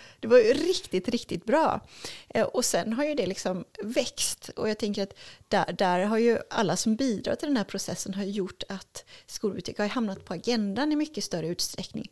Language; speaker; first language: Swedish; native; Swedish